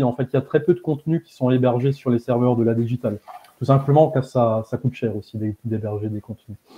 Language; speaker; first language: French; native; French